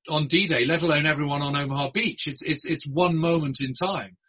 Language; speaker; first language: English; native; English